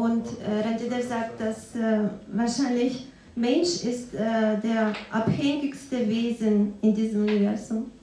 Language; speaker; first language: German; non-native, fluent; Russian